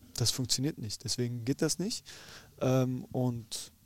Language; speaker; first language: German; native; German